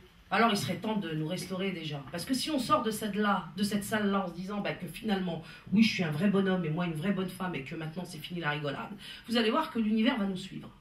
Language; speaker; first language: French; native; French